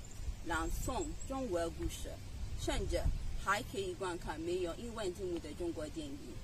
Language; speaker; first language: Chinese; non-native, learner; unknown